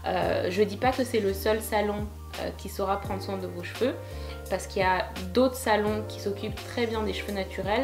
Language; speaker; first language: French; native; French